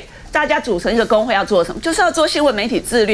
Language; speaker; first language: Chinese; native; Chinese